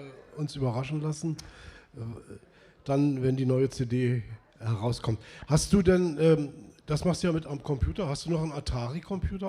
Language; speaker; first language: German; native; German